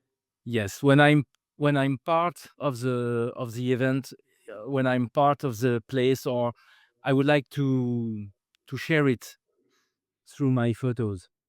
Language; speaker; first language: English; non-native, fluent; French